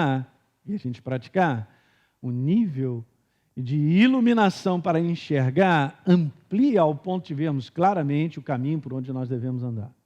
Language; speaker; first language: Portuguese; native; Portuguese